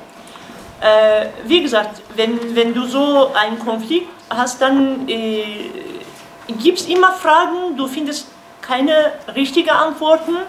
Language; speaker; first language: German; non-native, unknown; Kurdish